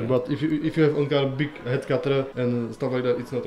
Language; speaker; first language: English; non-native, learner; Czech